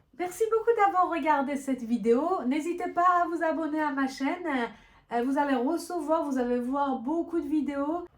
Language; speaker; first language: French; non-native, fluent; Persian